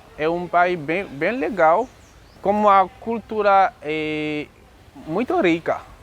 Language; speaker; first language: Portuguese; non-native, learner; Haitian Creole